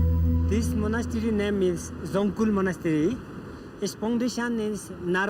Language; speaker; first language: English; non-native, learner; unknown